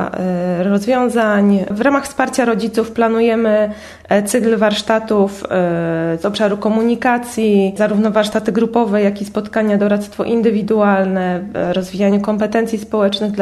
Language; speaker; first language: Polish; native; Polish